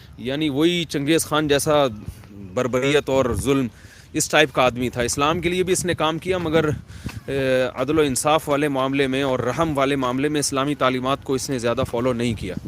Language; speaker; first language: Urdu; native; Urdu